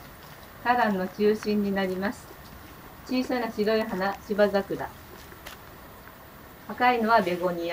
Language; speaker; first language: Japanese; native; Japanese